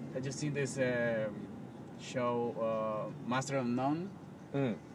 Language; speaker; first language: English; non-native, learner; Spanish